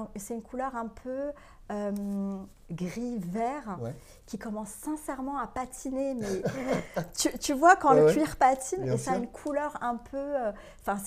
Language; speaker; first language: French; non-native, local second language; Arabic